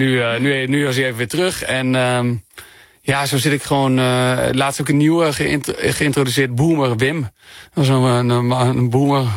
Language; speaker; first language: Dutch; native; Dutch